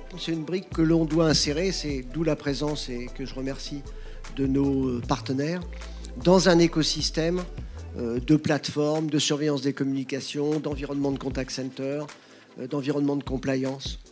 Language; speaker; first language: French; native; French